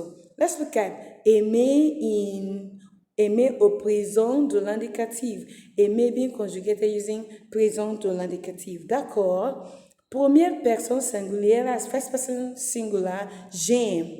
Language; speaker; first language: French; non-native, fluent; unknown